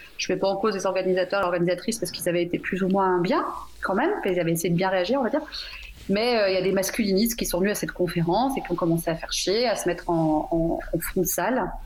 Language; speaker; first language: French; native; French